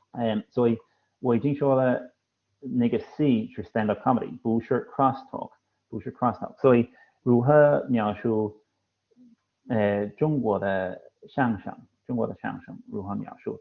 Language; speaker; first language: Chinese; non-native, fluent; English